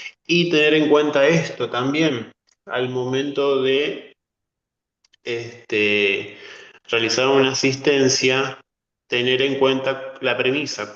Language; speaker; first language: Spanish; native; Spanish